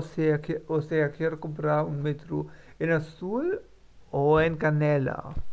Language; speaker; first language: Spanish; non-native, learner; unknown